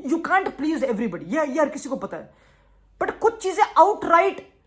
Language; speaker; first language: Hindi; native; Hindi